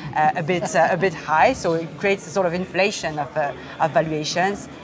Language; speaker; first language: English; non-native, fluent; Korean